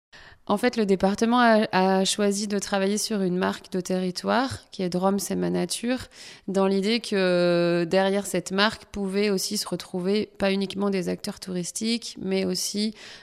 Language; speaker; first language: French; native; French